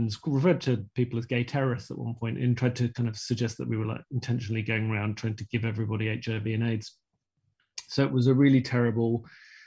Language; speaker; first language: English; native; English